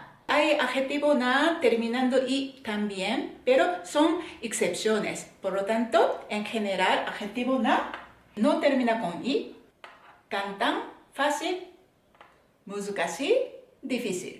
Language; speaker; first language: Spanish; non-native, fluent; Japanese